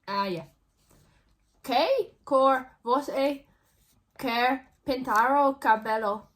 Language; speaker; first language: Portuguese; non-native, learner; English